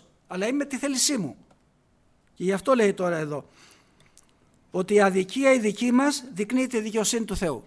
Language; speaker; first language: Greek; native; Greek